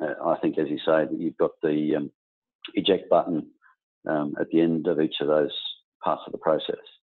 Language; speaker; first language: English; native; English